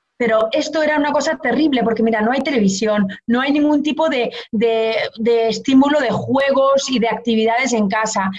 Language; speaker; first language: Spanish; early bilingual, heritage; Portuguese